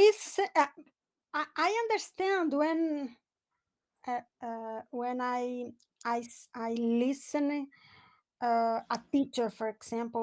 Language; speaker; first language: English; non-native, learner; Portuguese